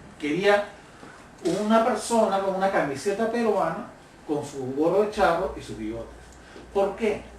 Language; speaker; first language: Spanish; native; Spanish